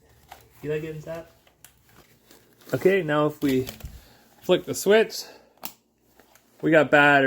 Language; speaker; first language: English; native; English